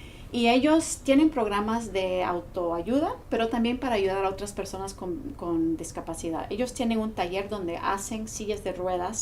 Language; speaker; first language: Spanish; non-native, fluent; English